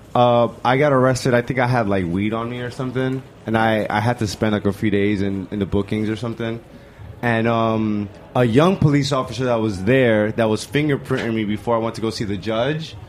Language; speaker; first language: English; native; English